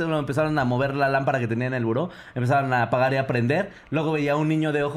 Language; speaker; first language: Spanish; native; Spanish